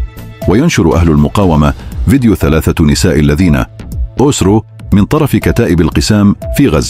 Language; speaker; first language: Arabic; native; Arabic